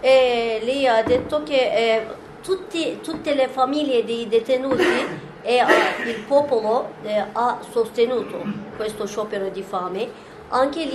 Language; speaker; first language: Italian; non-native, fluent; Turkish